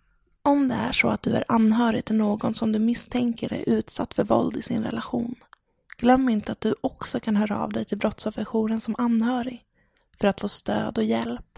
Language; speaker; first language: Swedish; native; Swedish